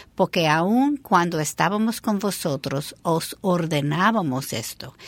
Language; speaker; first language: Spanish; non-native, fluent; English